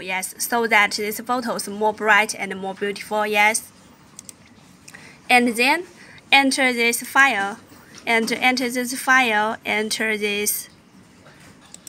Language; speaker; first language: English; non-native, learner; Chinese